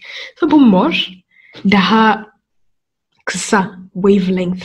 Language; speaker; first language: Turkish; non-native, learner; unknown